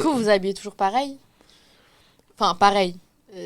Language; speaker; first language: French; native; French